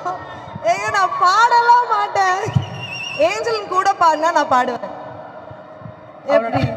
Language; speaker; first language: Tamil; native; Tamil